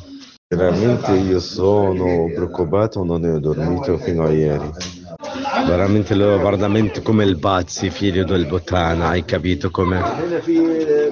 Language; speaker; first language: Italian; non-native, learner; Arabic